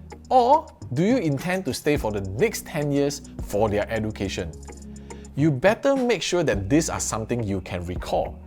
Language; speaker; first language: English; native; English